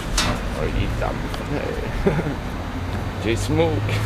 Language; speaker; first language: Portuguese; non-native, learner; German